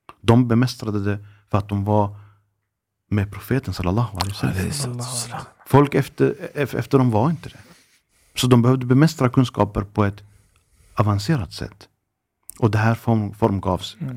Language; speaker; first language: Swedish; early bilingual, other home language; Arabic